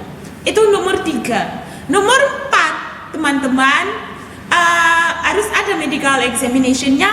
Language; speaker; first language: Indonesian; non-native, fluent; English